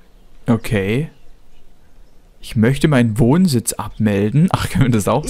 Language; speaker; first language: German; native; German